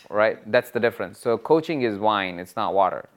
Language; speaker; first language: English; non-native, local second language; Hindi